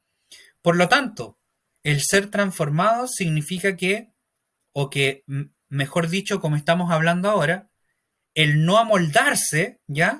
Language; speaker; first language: Spanish; native; Spanish